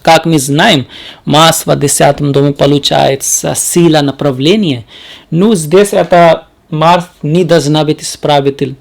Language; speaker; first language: Russian; non-native, learner; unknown